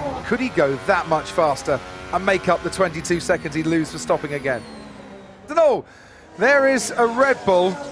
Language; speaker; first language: English; native; English